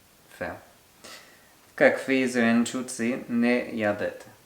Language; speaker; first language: Bulgarian; non-native, learner; French